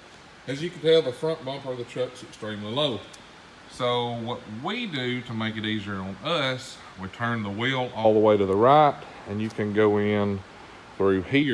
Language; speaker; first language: English; native; English